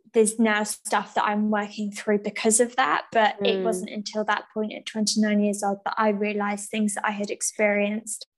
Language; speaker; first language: English; native; English